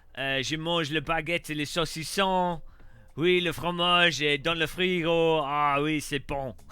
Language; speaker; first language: French; non-native, learner; English